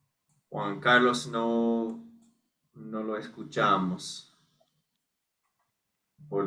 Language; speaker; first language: Spanish; non-native, fluent; English